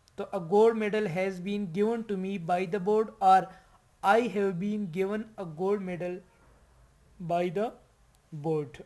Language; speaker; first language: Urdu; native; Urdu